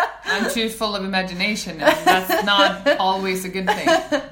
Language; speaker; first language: English; non-native, fluent; Swedish